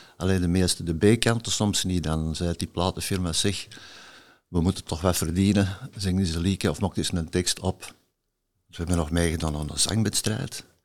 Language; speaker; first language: Dutch; native; Dutch